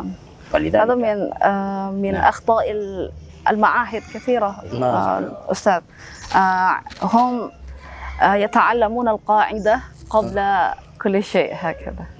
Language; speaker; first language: Arabic; non-native, fluent; Indonesian